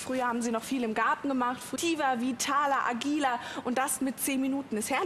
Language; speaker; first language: German; native; German